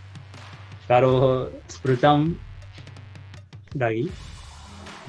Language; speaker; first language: Indonesian; non-native, learner; Japanese